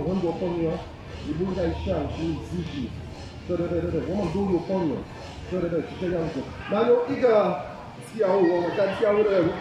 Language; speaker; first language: Chinese; non-native, learner; English